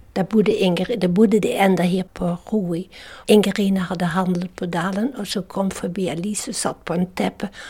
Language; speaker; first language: Norwegian; non-native, fluent; Dutch